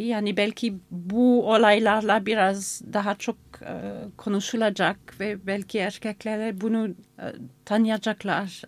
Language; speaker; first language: Turkish; non-native, fluent; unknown